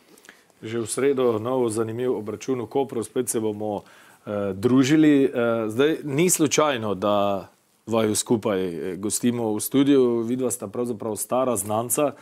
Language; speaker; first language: Slovenian; native; Slovenian